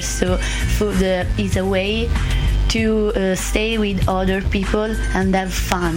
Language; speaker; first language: English; non-native, learner; Italian